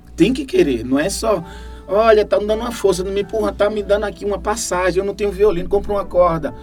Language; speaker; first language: Portuguese; native; Portuguese